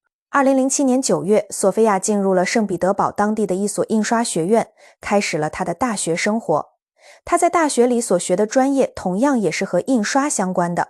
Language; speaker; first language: Chinese; native; Chinese